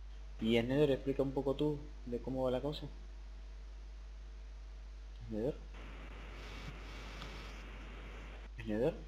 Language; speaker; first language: Spanish; native; Spanish